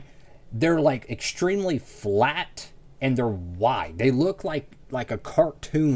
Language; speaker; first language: English; native; English